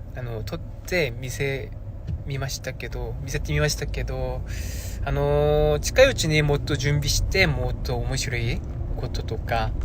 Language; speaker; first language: Japanese; non-native, fluent; Korean